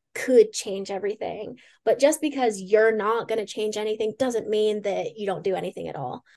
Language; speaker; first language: English; native; English